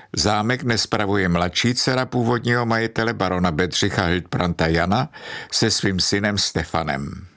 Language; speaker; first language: Czech; native; Czech